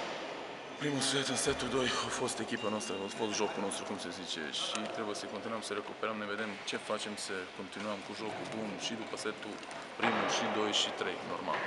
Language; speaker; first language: Romanian; non-native, learner; Serbian